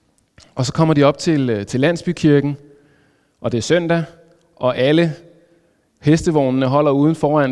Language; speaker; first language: Danish; native; Danish